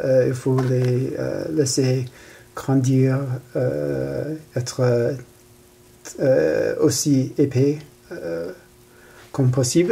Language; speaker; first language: French; non-native, learner; English